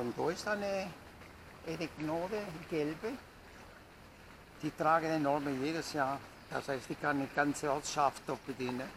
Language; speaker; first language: German; non-native, learner; Italian